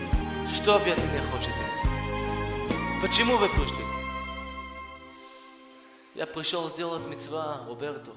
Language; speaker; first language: Russian; early bilingual, heritage; Russian